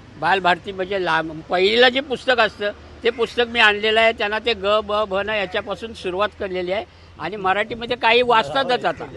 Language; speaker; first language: Marathi; native; Marathi